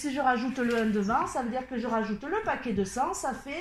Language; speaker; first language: French; native; French